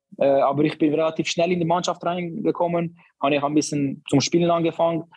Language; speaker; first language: German; non-native, learner; Albanian